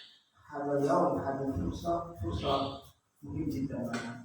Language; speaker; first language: Arabic; non-native, fluent; Indonesian